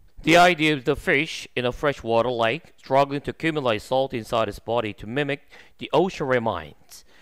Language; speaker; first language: English; non-native, fluent; Korean